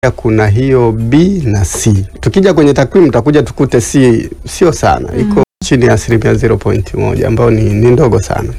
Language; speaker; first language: Swahili; native; Swahili